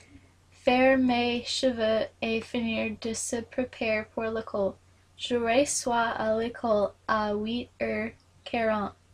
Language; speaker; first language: French; non-native, learner; English